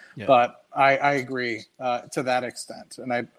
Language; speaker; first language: English; native; English